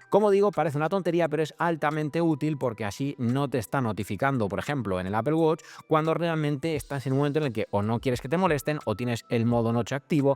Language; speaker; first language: Spanish; native; Spanish